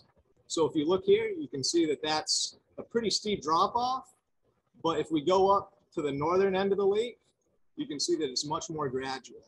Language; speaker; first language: English; native; English